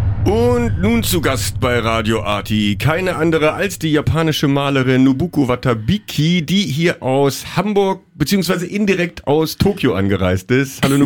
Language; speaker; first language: German; native; German